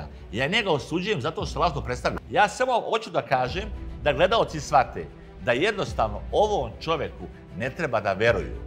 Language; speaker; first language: Serbian; native; Serbian